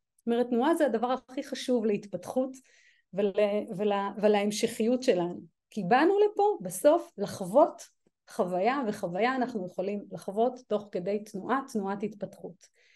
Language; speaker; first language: Hebrew; native; Hebrew